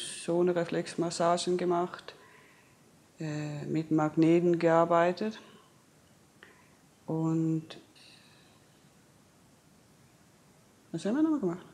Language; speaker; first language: German; non-native, fluent; Danish